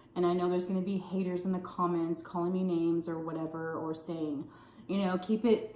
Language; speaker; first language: English; native; English